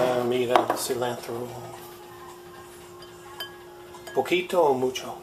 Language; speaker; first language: Spanish; non-native, learner; English